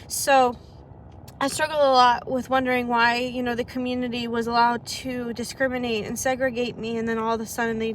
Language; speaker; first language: English; early bilingual, other home language; Arabic